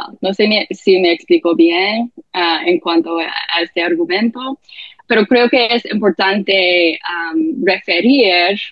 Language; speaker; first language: Spanish; non-native, fluent; English